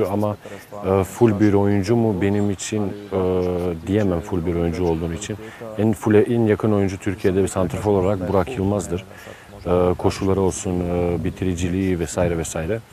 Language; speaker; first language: Turkish; native; Turkish